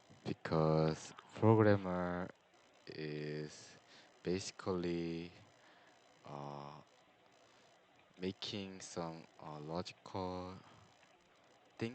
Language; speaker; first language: English; non-native, learner; Korean